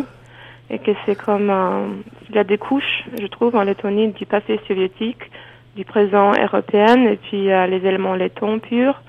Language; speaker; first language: French; non-native, fluent; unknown